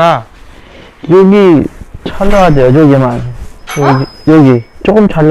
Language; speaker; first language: Korean; non-native, learner; Filipino